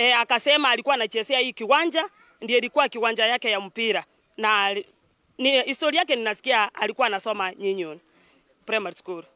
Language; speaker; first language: Swahili; non-native, local second language; Gusii